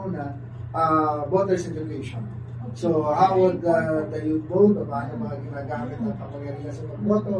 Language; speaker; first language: Filipino; native; Filipino